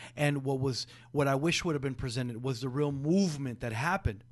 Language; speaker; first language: English; early bilingual, other home language; Spanish